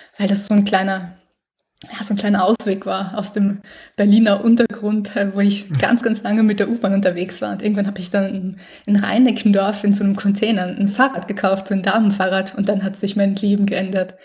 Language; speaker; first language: German; native; German